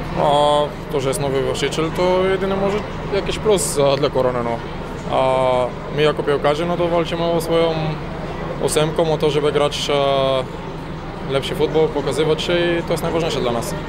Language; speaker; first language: Polish; non-native, learner; Bulgarian